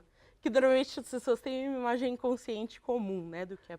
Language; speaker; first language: Portuguese; native; Portuguese